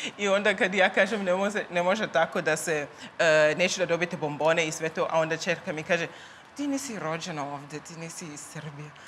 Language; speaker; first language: Croatian; non-native, learner; Zulu